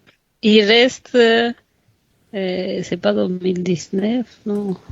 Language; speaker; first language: French; non-native, fluent; Spanish